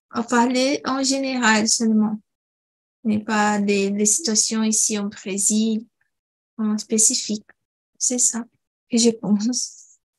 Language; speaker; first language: French; non-native, learner; Portuguese